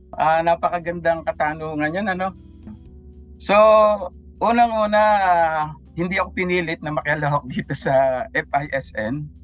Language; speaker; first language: Filipino; native; Filipino